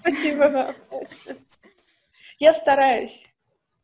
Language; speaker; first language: Russian; non-native, fluent; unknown